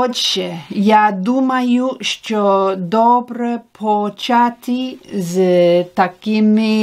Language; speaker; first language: Ukrainian; non-native, learner; English